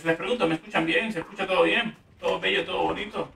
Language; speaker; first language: Spanish; native; Spanish